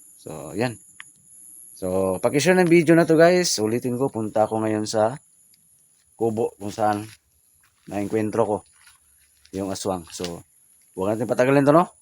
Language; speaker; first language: Filipino; non-native, local second language; Cebuano